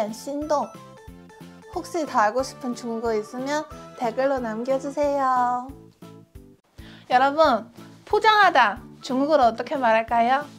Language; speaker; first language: Korean; non-native, fluent; Chinese